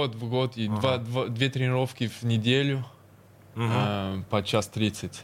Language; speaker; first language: Russian; early bilingual, heritage; Russian